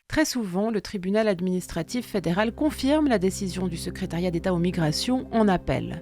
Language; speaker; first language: French; native; French